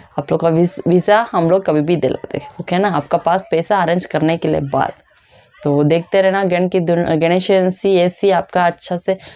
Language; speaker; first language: Hindi; non-native, local second language; Kannada